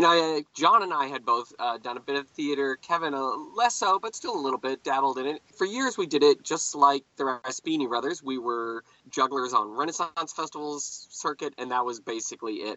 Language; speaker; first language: English; native; English